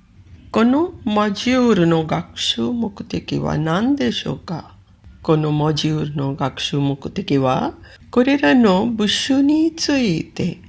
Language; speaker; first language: Japanese; non-native, fluent; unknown